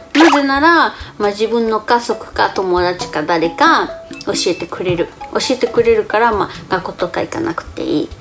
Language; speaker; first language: Japanese; non-native, fluent; Spanish